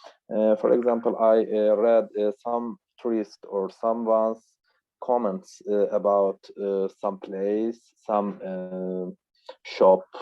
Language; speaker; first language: English; non-native, learner; Turkish